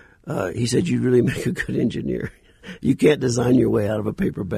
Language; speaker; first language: English; native; English